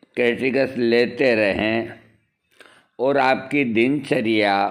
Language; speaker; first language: Hindi; native; Hindi